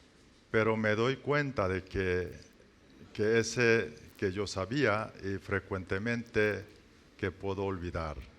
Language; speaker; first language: Spanish; non-native, learner; Korean